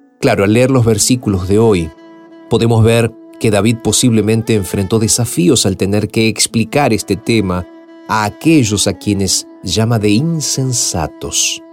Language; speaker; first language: Spanish; native; Spanish